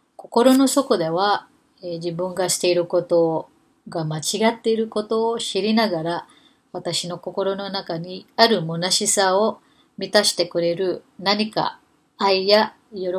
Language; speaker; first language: Japanese; non-native, fluent; Filipino